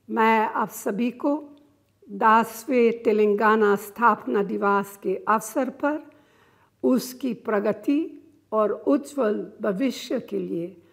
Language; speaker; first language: Hindi; non-native, fluent; Italian